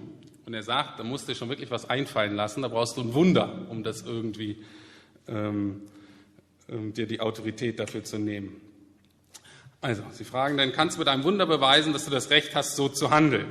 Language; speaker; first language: German; native; German